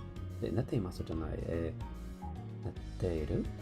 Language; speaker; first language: Japanese; non-native, learner; English